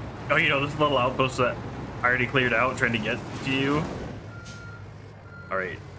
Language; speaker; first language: English; native; English